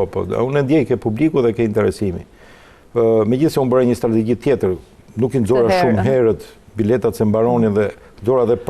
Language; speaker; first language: Albanian; native; Albanian